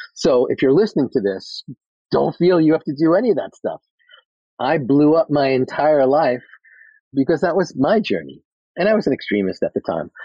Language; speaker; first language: English; native; English